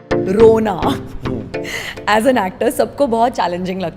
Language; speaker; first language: Hindi; native; Hindi